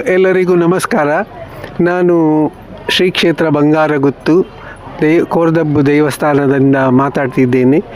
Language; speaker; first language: Kannada; non-native, local second language; Tulu